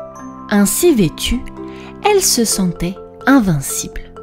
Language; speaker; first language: French; native; French